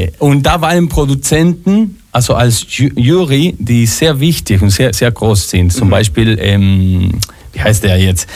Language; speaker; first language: German; non-native, fluent; Spanish